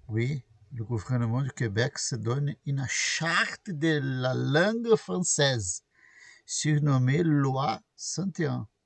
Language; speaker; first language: French; non-native, learner; Portuguese